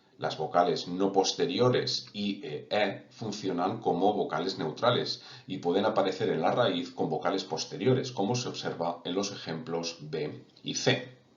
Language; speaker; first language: Spanish; non-native, local second language; Catalan